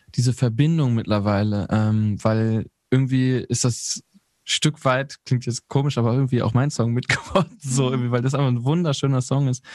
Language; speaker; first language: German; native; German